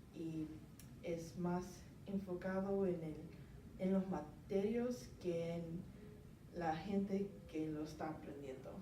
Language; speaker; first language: Spanish; non-native, learner; English